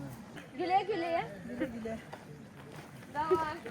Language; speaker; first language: Turkish; non-native, learner; Russian